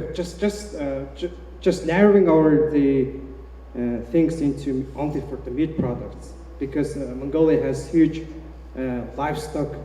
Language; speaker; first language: English; non-native, fluent; Mongolian